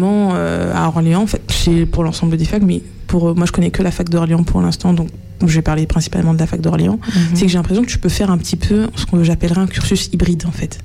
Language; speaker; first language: French; native; French